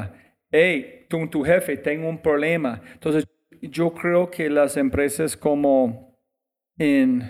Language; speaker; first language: Spanish; non-native, fluent; English